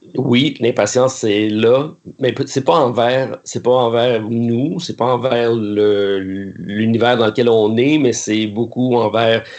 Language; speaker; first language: French; native; French